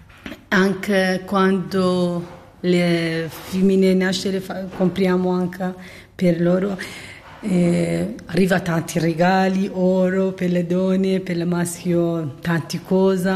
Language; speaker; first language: Italian; non-native, learner; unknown